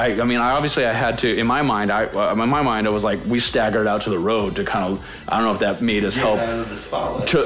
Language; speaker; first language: English; native; English